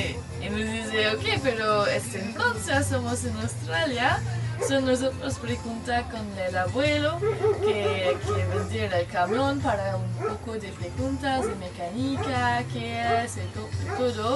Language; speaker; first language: Spanish; non-native, learner; French